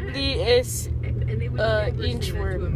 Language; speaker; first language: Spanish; non-native, learner; English